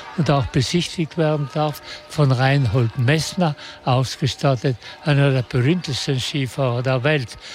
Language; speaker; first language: German; native; German